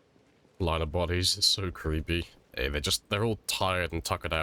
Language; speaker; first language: English; native; English